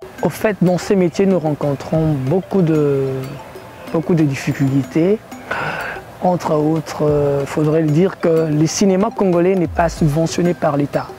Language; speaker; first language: French; non-native, local second language; Lingala